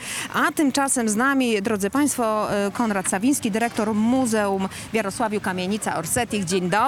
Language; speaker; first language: Polish; native; Polish